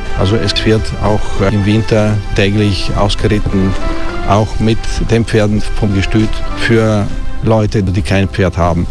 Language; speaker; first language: German; non-native, fluent; Italian